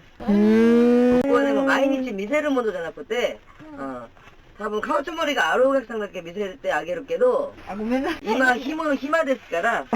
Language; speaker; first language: Japanese; non-native, learner; Korean